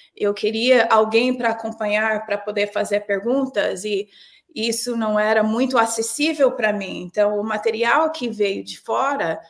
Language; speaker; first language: Portuguese; non-native, fluent; English